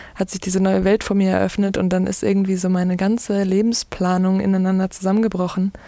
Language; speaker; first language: German; native; German